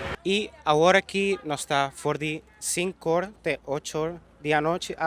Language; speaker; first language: Portuguese; non-native, learner; Papiamento